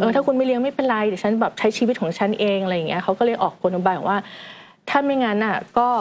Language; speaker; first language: Thai; native; Thai